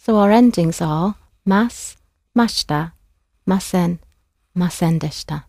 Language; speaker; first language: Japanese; non-native, fluent; English